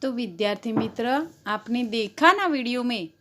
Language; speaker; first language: Hindi; non-native, local second language; Gujarati